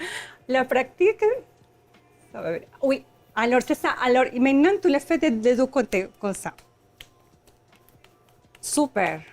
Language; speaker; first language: French; non-native, learner; Spanish